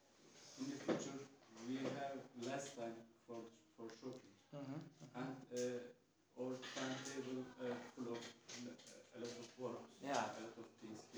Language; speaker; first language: English; non-native, learner; Turkish